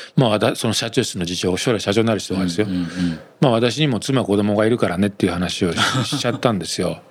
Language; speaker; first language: Japanese; native; Japanese